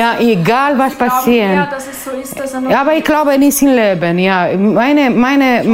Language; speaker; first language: German; non-native, learner; Romanian